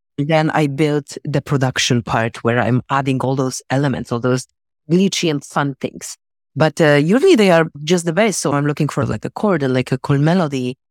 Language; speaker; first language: English; non-native, fluent; Polish